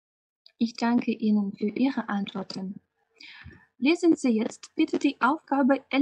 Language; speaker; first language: German; non-native, fluent; Russian